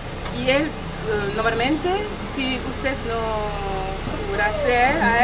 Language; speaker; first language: Spanish; non-native, learner; French